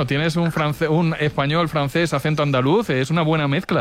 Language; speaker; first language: Spanish; native; Spanish